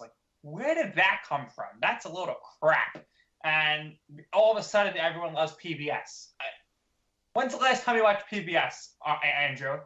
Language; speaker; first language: English; native; English